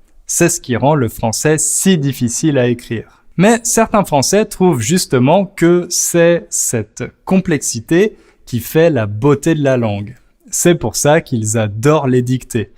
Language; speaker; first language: French; native; French